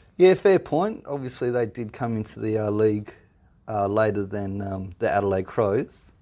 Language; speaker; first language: English; native; English